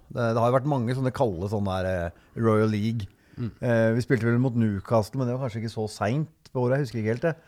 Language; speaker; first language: Norwegian; native; Norwegian